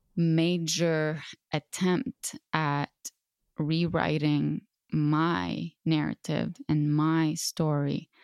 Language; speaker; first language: English; non-native, fluent; Arabic